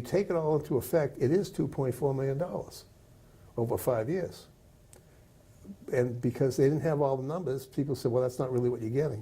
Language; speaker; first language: English; native; English